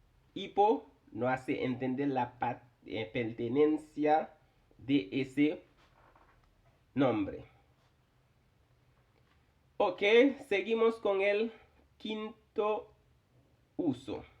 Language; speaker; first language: Spanish; non-native, fluent; Haitian Creole